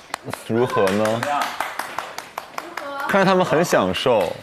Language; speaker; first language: Chinese; native; Chinese